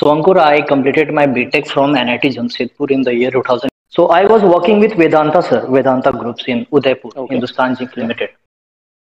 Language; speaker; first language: English; non-native, local second language; Hindi